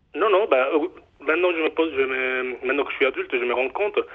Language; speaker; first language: French; non-native, fluent; Spanish